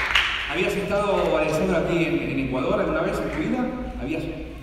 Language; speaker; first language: Spanish; native; Spanish